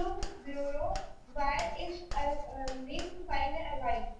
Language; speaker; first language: German; non-native, learner; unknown